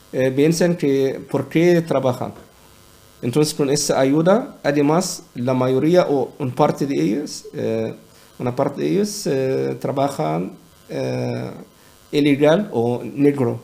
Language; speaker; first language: Spanish; non-native, learner; Arabic